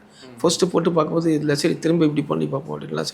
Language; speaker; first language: Tamil; native; Tamil